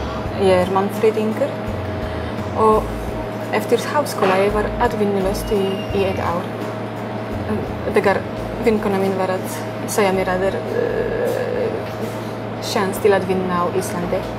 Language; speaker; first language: Icelandic; non-native, learner; Polish